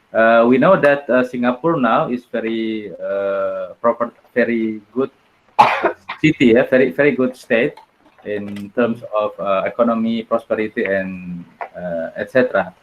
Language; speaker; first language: English; non-native, learner; Indonesian